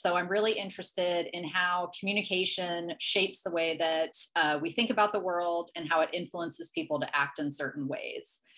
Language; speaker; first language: English; native; English